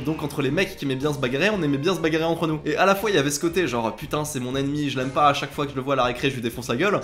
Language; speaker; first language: French; native; French